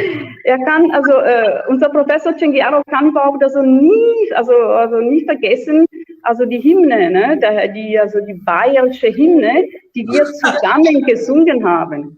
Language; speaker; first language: German; non-native, fluent; Italian